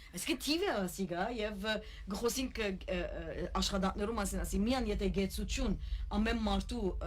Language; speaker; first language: Armenian; native; Armenian